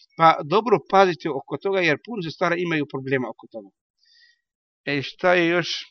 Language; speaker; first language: Bosnian; non-native, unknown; Arabic